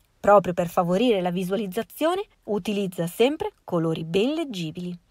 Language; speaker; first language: Italian; native; Italian